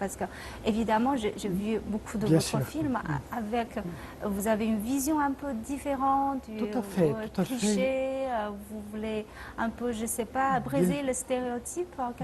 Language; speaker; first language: French; non-native, fluent; Chinese